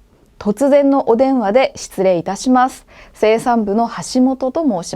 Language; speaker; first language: Japanese; non-native, fluent; Korean